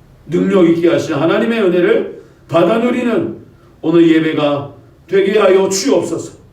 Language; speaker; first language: Korean; native; Korean